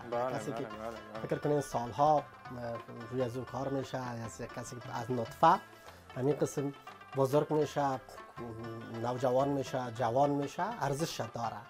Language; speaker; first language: Persian; native; Persian